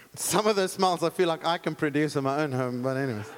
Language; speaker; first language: English; non-native, local second language; Afrikaans